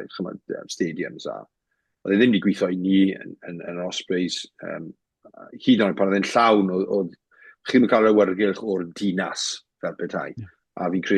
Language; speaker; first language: Welsh; native; Welsh